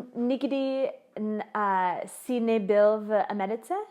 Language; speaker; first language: Czech; non-native, learner; English